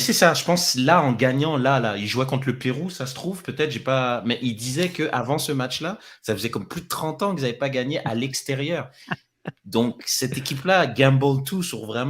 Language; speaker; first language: French; native; French